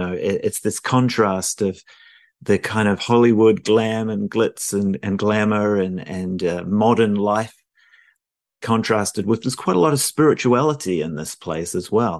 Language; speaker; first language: English; native; English